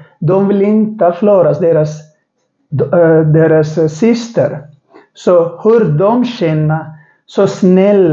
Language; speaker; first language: Swedish; non-native, learner; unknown